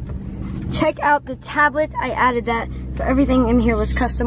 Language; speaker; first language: English; native; English